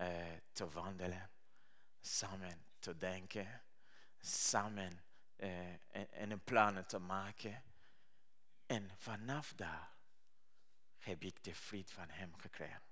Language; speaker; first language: Dutch; non-native, learner; Rundi